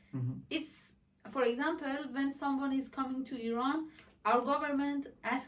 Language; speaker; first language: English; non-native, learner; Persian